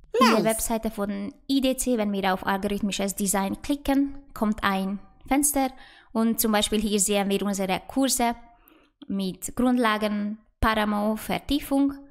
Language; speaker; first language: German; non-native, fluent; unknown